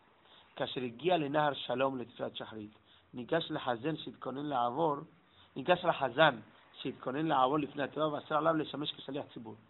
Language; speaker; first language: Hebrew; non-native, fluent; English